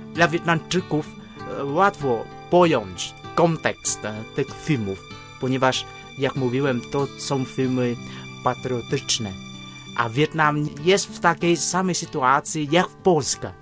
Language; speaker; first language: Polish; non-native, fluent; Vietnamese